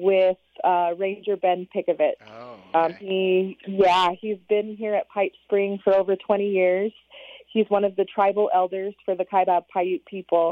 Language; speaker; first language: English; native; English